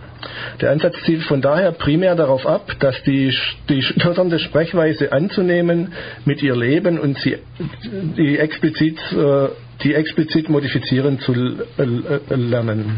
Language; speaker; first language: German; native; German